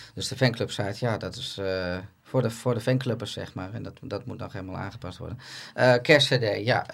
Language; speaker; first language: Dutch; native; Dutch